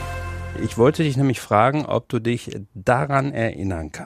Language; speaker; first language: German; native; German